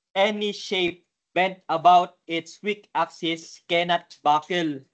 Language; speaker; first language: English; non-native, local second language; Filipino